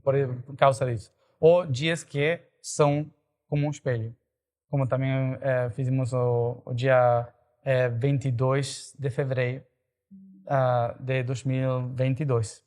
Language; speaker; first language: Portuguese; non-native, fluent; Spanish